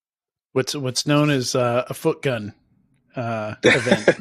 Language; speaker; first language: English; native; English